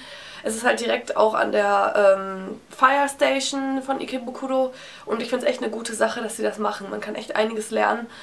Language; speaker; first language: German; native; German